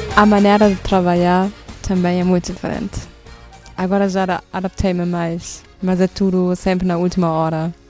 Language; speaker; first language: Portuguese; non-native, fluent; German